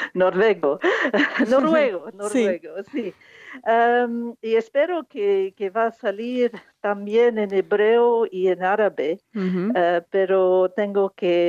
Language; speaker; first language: Spanish; non-native, fluent; English